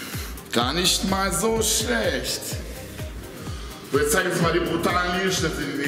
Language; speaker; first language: German; native; German